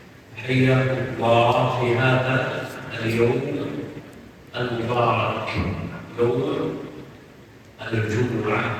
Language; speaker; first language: Arabic; native; Arabic